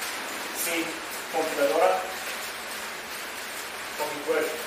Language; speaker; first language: Spanish; non-native, learner; Japanese